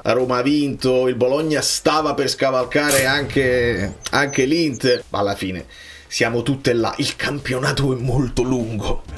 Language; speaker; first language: Italian; native; Italian